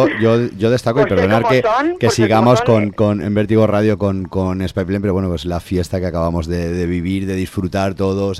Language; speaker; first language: Spanish; native; Spanish